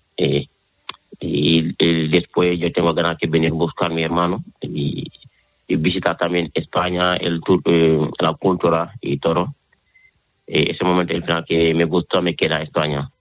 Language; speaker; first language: Spanish; non-native, learner; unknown